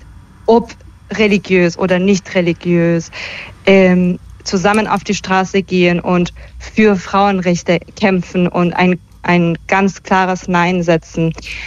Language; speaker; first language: German; early bilingual, other home language; Persian